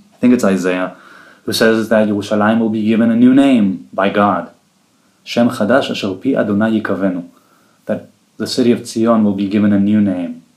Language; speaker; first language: English; early bilingual, other home language; Hebrew